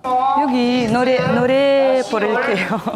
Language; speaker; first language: Korean; non-native, learner; Russian